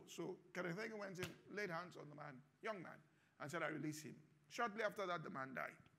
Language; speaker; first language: English; non-native, local second language; Yoruba